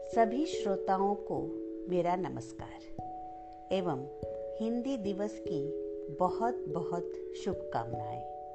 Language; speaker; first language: Hindi; non-native, local second language; Kannada